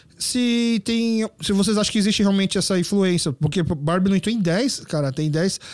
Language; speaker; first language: Portuguese; early bilingual, other home language; Korean